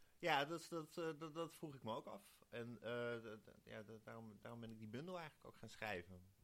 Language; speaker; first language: Dutch; native; Dutch